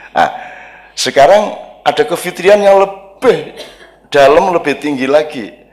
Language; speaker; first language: Indonesian; non-native, local second language; Javanese